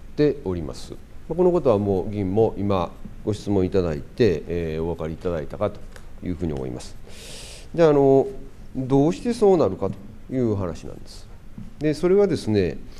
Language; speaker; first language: Japanese; native; Japanese